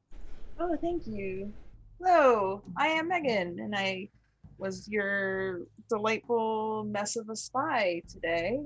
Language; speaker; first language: English; native; English